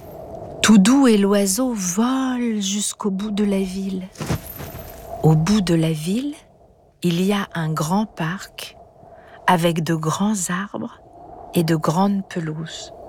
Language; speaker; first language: French; native; French